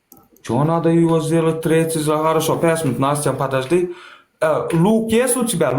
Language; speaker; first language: Russian; non-native, learner; Turkmen